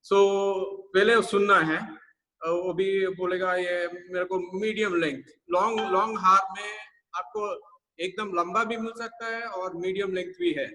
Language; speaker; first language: Hindi; non-native, local second language; Tamil